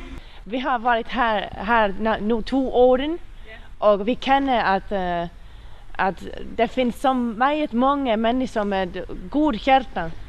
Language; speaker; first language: Swedish; non-native, learner; Finnish